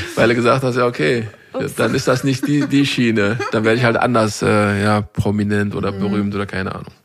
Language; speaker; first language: German; native; German